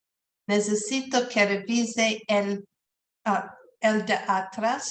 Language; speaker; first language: Spanish; non-native, learner; English